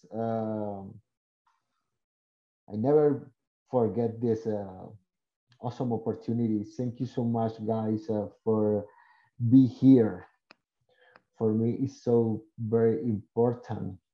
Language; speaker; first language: English; non-native, learner; Spanish